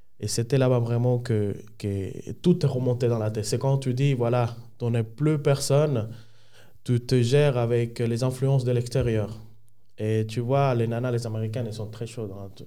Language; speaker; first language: French; non-native, fluent; Spanish